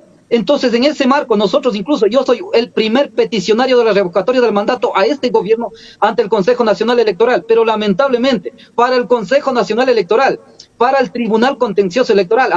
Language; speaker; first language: Spanish; native; Spanish